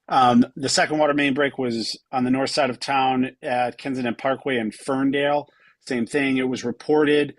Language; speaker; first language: English; native; English